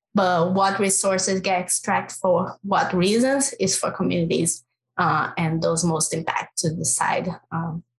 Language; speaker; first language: English; non-native, fluent; Portuguese